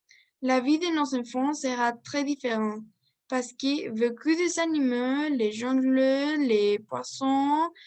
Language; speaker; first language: French; non-native, learner; Spanish